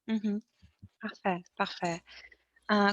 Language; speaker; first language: French; non-native, learner; Portuguese